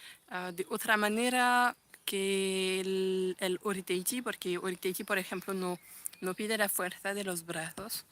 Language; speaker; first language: Spanish; non-native, fluent; French